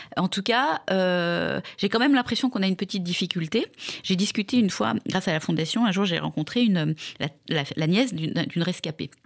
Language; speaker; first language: French; native; French